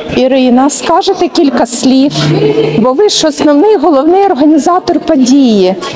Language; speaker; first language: Ukrainian; native; Ukrainian